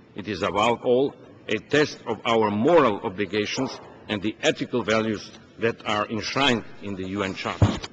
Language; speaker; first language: English; non-native, fluent; Macedonian